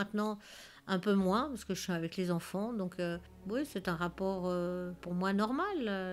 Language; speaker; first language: French; early bilingual, other home language; Spanish